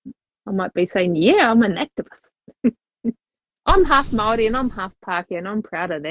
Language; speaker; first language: English; native; English